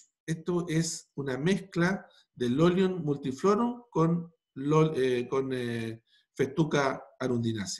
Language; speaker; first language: Spanish; native; Spanish